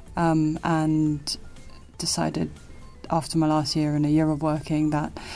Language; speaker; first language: English; non-native, local second language; Cantonese